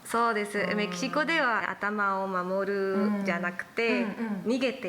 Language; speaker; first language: Japanese; non-native, learner; Spanish